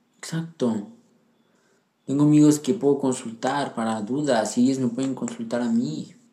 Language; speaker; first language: Spanish; native; Spanish